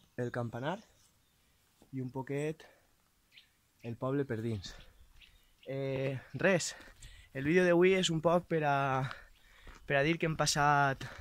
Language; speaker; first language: Catalan; native; Catalan